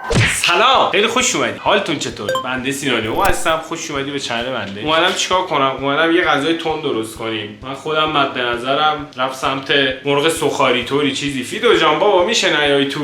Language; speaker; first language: Persian; native; Persian